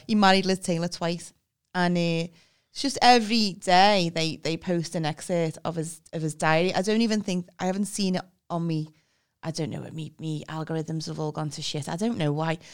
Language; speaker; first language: English; native; English